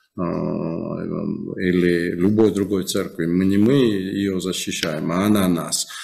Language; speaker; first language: Russian; non-native, local second language; Georgian